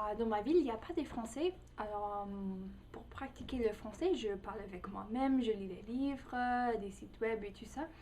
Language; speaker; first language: French; non-native, fluent; English